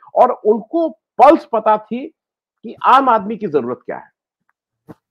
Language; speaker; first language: Hindi; native; Hindi